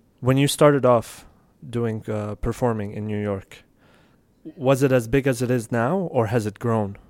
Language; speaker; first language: English; non-native, fluent; Arabic